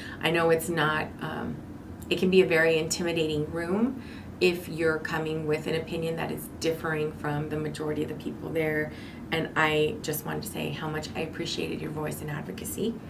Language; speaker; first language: English; native; English